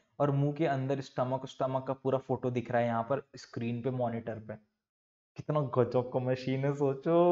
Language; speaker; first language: Hindi; native; Hindi